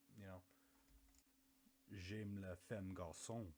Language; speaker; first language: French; non-native, learner; English